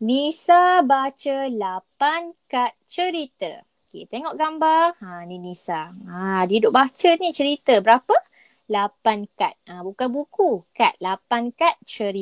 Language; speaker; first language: Malay; native; Malay